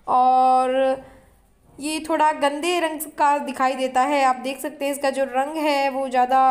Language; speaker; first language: Hindi; native; Hindi